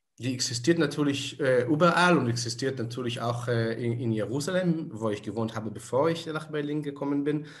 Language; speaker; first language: German; non-native, fluent; Hebrew